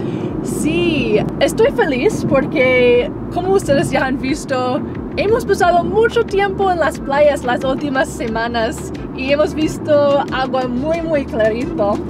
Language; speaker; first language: Spanish; non-native, fluent; English